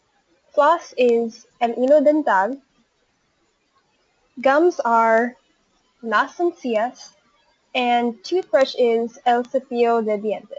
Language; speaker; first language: Spanish; non-native, learner; English